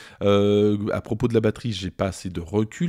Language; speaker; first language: French; native; French